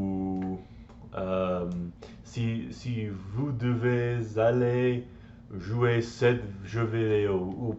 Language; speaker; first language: French; non-native, learner; English